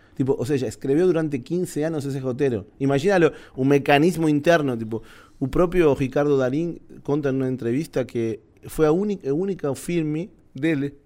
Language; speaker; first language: Portuguese; non-native, learner; Spanish